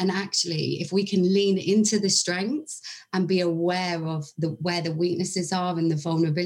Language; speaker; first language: English; native; English